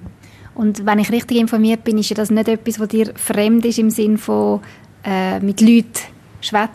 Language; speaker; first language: German; native; German